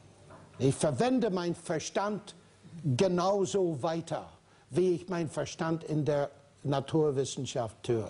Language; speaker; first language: German; non-native, fluent; English